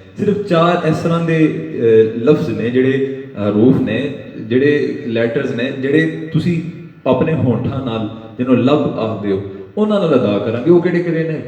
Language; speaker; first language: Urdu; non-native, local second language; Punjabi